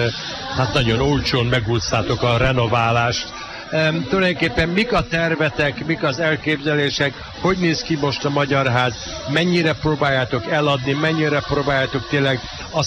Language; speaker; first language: Hungarian; native; Hungarian